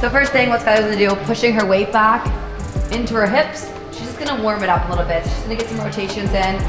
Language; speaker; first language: English; native; English